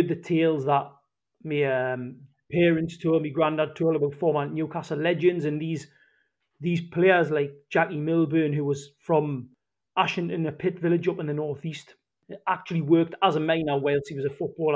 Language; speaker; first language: English; native; English